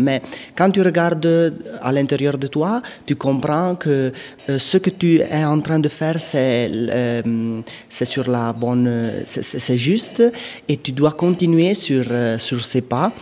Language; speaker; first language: French; non-native, local second language; Italian